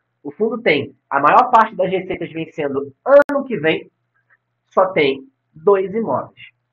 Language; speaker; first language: Portuguese; native; Portuguese